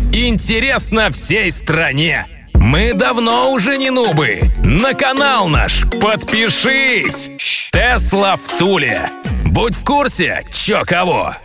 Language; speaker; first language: Russian; native; Russian